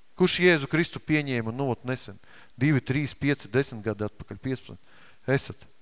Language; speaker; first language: Latvian; non-native, local second language; Russian